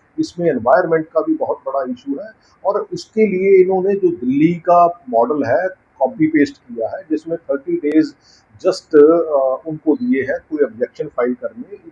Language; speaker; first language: Hindi; non-native, local second language; Punjabi